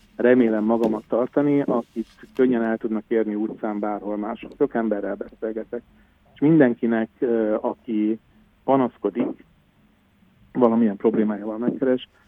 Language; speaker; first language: Hungarian; native; Hungarian